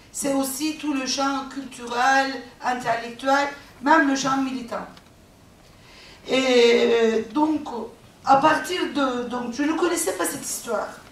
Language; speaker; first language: French; non-native, fluent; Turkish